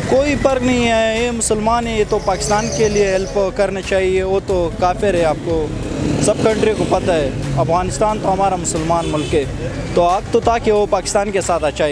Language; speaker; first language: Hindi; non-native, local second language; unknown